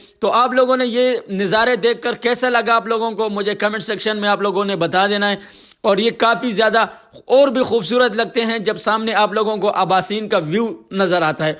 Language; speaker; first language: Urdu; non-native, local second language; Pashto